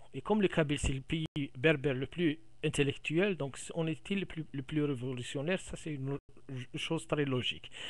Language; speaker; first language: French; non-native, local second language; Kabyle